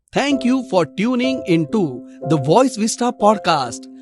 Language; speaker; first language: Hindi; non-native, local second language; Marathi